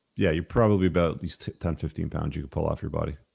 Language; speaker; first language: English; early bilingual, other home language; Greek